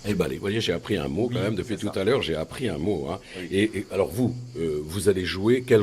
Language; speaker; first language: French; native; French